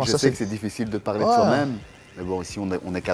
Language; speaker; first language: French; native; French